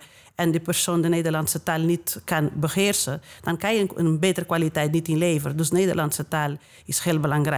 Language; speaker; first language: Dutch; non-native, fluent; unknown